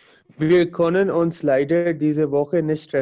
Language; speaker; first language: German; non-native, learner; Hindi